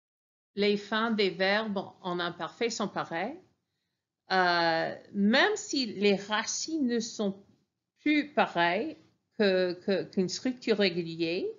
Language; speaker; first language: French; non-native, fluent; English